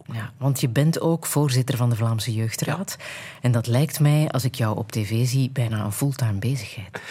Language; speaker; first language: Dutch; native; Dutch